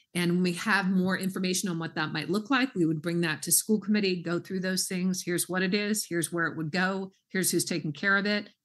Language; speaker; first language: English; native; English